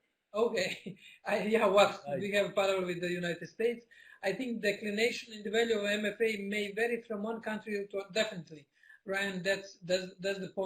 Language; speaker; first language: English; non-native, fluent; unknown